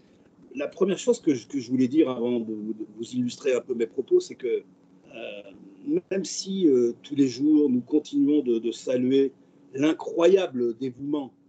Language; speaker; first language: French; native; French